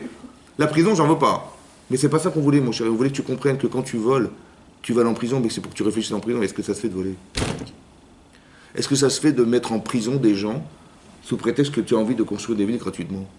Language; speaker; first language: French; native; French